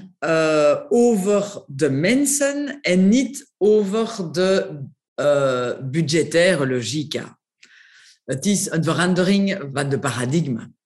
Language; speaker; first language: Dutch; non-native, local second language; French